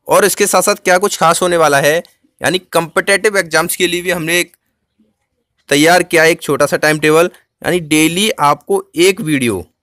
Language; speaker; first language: Hindi; native; Hindi